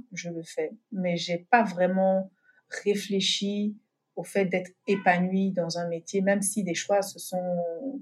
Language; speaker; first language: French; native; French